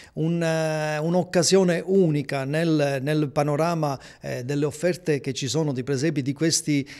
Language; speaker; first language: Italian; native; Italian